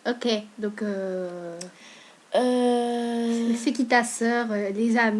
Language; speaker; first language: French; native; French